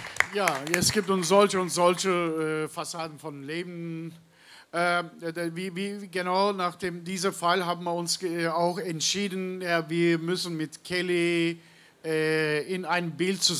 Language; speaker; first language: German; non-native, learner; Turkish